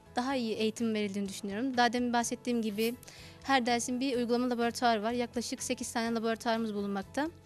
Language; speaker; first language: Turkish; non-native, fluent; Arabic